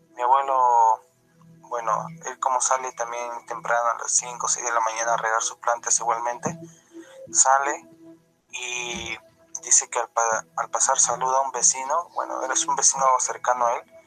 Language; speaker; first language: Spanish; native; Spanish